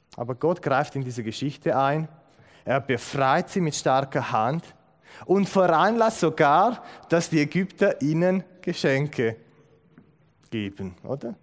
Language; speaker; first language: German; non-native, fluent; Romanian